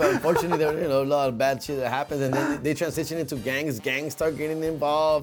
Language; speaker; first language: English; early bilingual, other home language; Spanish